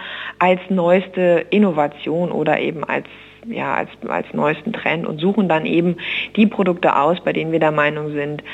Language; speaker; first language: German; native; German